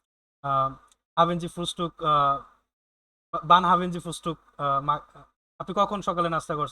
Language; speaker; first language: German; non-native, fluent; Bangla